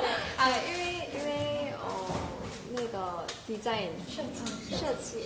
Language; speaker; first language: Chinese; non-native, learner; Korean